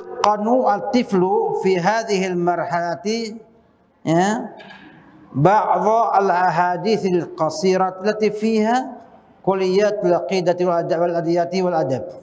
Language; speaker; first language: Arabic; non-native, fluent; Indonesian